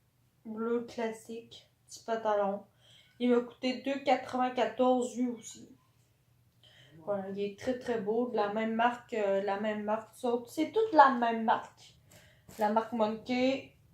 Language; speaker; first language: French; native; French